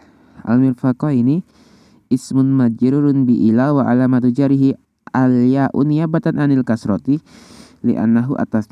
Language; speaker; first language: Arabic; non-native, fluent; Indonesian